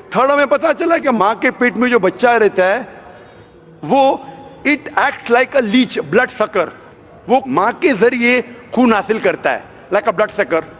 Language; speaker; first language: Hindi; non-native, local second language; Konkani